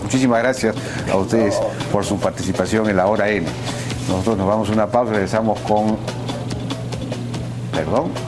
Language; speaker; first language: Spanish; native; Spanish